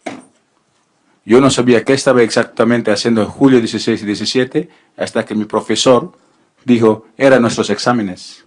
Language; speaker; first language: Spanish; non-native, learner; Filipino